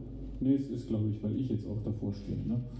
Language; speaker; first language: German; native; German